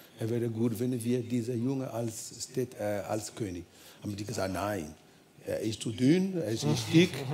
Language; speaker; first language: German; non-native, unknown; Ewe